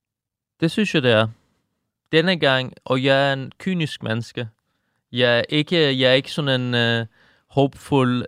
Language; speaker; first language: Danish; non-native, fluent; Persian